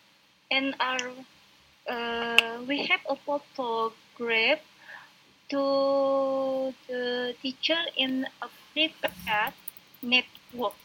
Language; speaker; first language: English; non-native, local second language; Indonesian